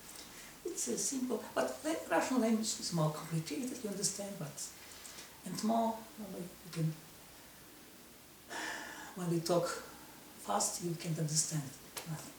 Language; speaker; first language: English; non-native, learner; Russian